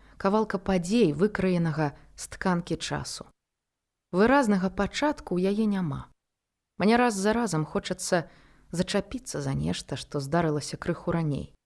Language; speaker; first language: Belarusian; non-native, local second language; Russian